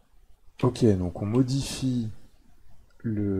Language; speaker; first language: French; native; French